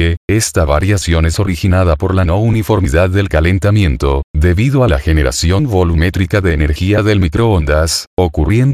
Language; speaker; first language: Spanish; native; Spanish